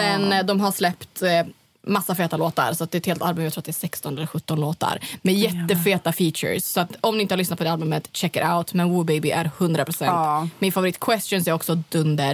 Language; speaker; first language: Swedish; native; Swedish